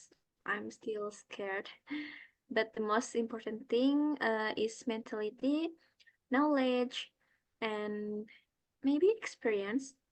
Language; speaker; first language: English; non-native, learner; Indonesian